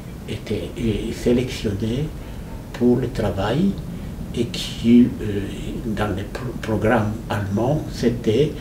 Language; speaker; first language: French; non-native, fluent; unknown